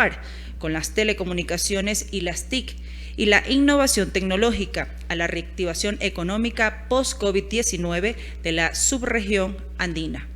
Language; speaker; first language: Spanish; native; Spanish